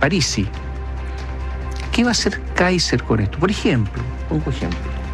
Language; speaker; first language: Spanish; native; Spanish